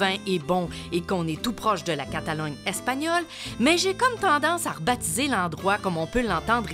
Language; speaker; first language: French; native; French